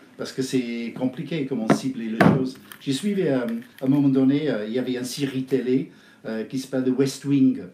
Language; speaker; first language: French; non-native, fluent; English